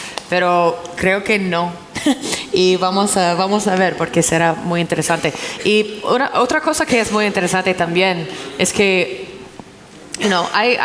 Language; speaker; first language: Spanish; non-native, fluent; English